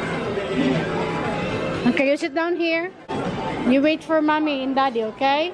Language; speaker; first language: English; non-native, local second language; Filipino